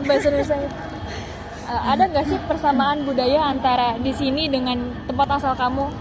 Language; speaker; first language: Indonesian; native; Indonesian